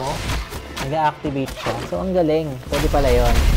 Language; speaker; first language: Filipino; native; Filipino